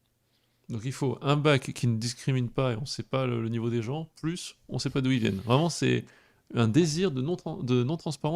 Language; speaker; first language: French; native; French